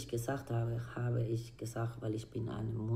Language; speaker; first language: German; non-native, learner; Spanish